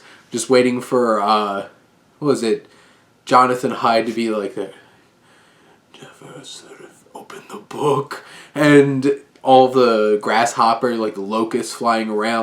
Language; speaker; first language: English; native; English